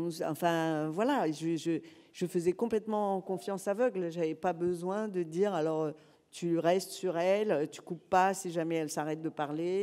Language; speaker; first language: French; native; French